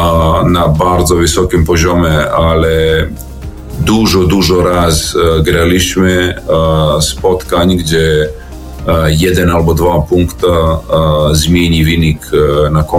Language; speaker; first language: Polish; non-native, learner; Serbian